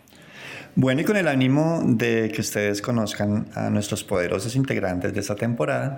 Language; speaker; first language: Spanish; native; Spanish